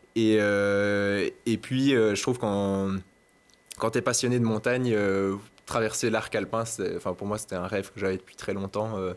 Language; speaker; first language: French; native; French